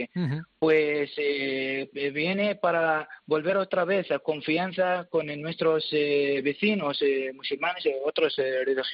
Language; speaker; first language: Spanish; non-native, learner; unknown